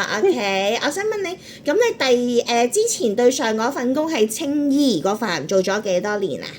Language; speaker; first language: Cantonese; native; Cantonese